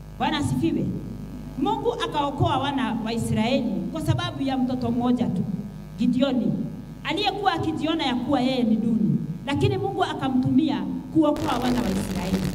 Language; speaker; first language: Swahili; non-native, local second language; Kikuyu